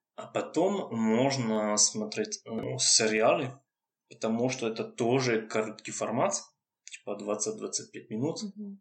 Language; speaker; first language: Russian; non-native, fluent; French